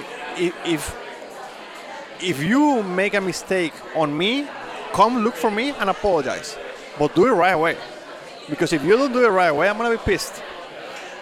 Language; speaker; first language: English; non-native, fluent; Spanish